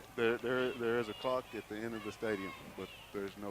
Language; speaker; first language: English; native; English